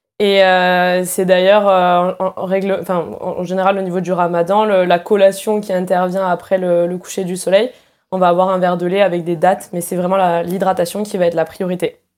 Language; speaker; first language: French; native; French